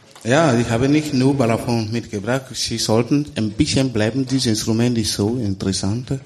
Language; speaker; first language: German; non-native, learner; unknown